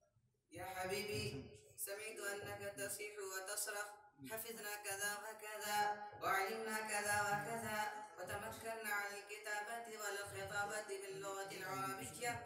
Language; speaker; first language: Arabic; non-native, learner; Urdu